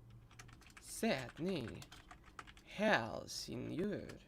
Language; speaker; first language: Swedish; non-native, learner; Russian